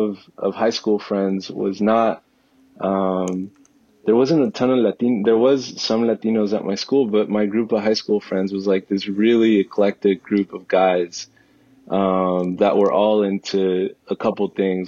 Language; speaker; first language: English; early bilingual, other home language; Spanish